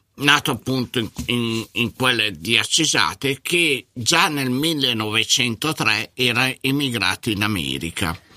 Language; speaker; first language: Italian; native; Italian